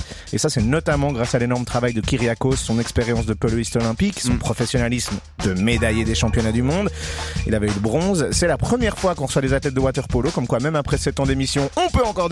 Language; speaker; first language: French; native; French